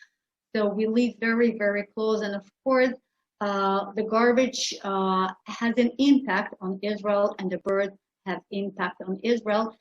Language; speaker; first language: English; non-native, fluent; Hebrew